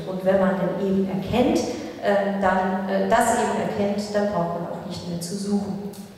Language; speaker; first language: German; native; German